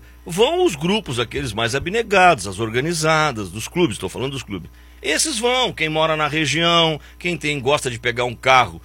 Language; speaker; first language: Portuguese; native; Portuguese